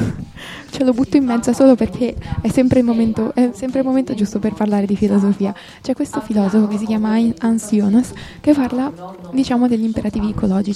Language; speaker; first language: Italian; native; Italian